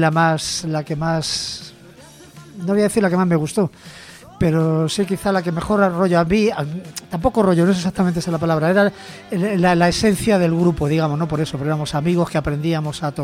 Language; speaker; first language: Spanish; native; Spanish